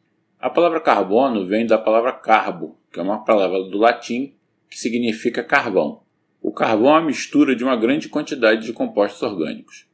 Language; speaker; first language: Portuguese; native; Portuguese